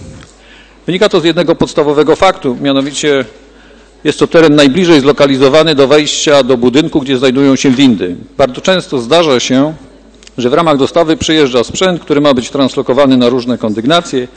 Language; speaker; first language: Polish; native; Polish